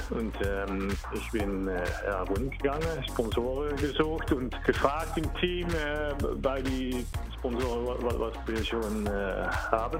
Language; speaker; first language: German; non-native, learner; Dutch